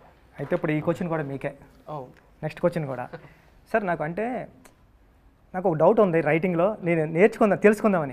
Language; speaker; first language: Telugu; native; Telugu